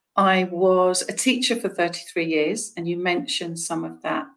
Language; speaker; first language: English; native; English